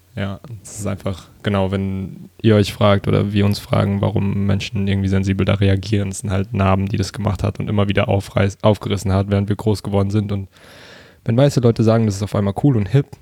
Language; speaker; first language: German; native; German